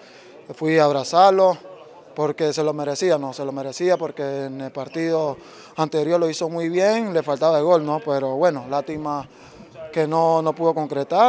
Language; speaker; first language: Spanish; native; Spanish